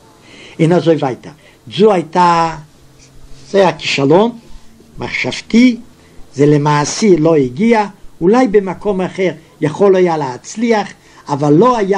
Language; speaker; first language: Hebrew; non-native, fluent; Yiddish